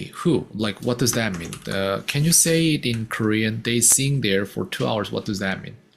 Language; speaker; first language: English; non-native, fluent; Korean